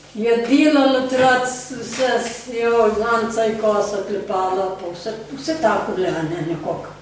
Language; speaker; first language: Slovenian; native; Slovenian